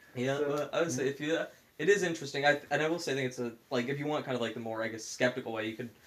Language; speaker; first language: English; native; English